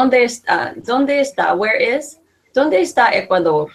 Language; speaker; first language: Spanish; non-native, fluent; English